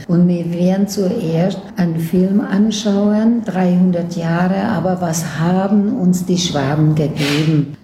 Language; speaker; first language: German; native; German